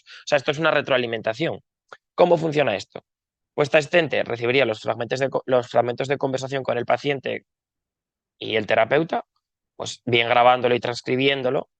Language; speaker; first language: Spanish; native; Spanish